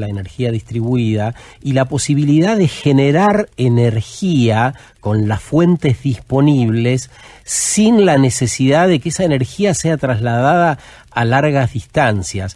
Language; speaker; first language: Spanish; native; Spanish